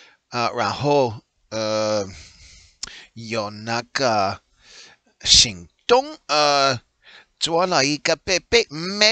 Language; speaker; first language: Chinese; non-native, learner; English